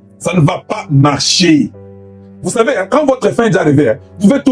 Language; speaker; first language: French; non-native, local second language; Lingala